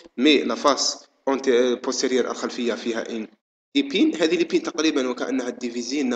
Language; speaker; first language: French; non-native, local second language; Arabic